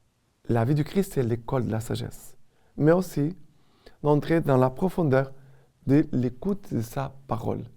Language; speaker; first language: French; non-native, fluent; Portuguese